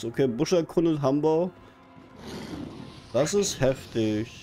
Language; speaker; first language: German; native; German